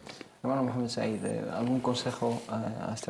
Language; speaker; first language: Spanish; native; Spanish